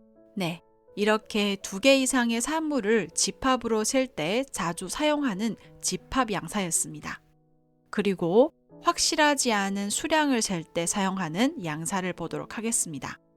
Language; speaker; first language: Korean; non-native, fluent; Chinese